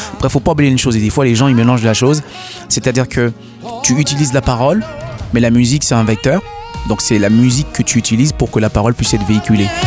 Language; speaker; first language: French; non-native, local second language; Haitian Creole